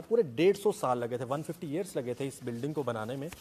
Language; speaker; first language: Hindi; native; Hindi